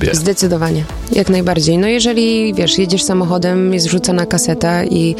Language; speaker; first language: Polish; early bilingual, heritage; Polish